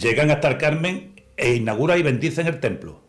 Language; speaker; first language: Spanish; native; Spanish